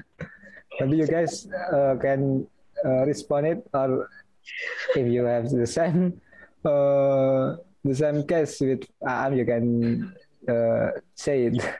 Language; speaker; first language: English; non-native, learner; Indonesian